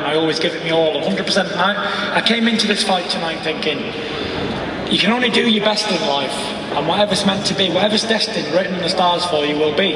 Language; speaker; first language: English; native; English